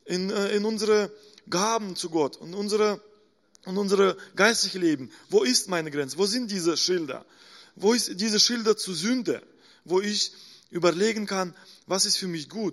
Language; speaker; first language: German; non-native, fluent; Russian